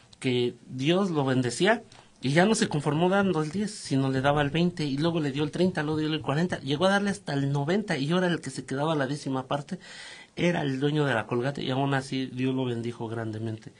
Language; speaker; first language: Spanish; native; Spanish